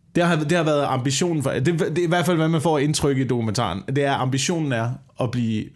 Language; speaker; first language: Danish; native; Danish